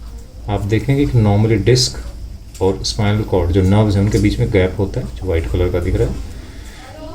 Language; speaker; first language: Hindi; native; Hindi